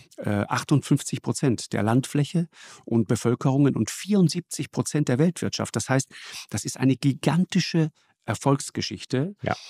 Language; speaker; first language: German; native; German